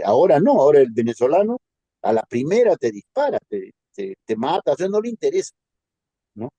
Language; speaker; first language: Spanish; native; Spanish